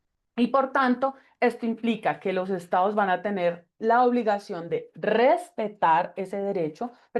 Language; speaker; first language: Spanish; native; Spanish